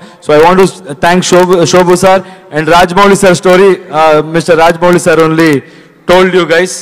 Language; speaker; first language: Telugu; non-native, learner; Kannada